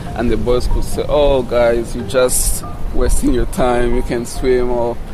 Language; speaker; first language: English; non-native, fluent; Kinyarwanda